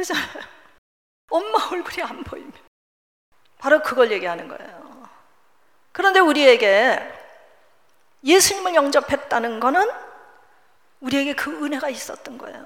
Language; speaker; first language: Korean; native; Korean